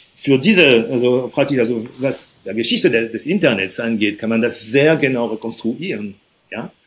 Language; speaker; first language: German; non-native, fluent; French